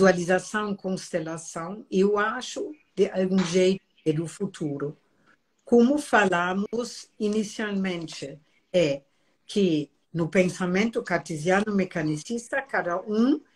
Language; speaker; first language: Portuguese; non-native, fluent; German